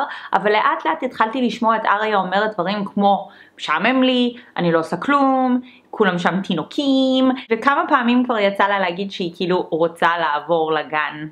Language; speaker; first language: Hebrew; early bilingual, other home language; English